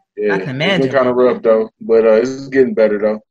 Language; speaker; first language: English; native; English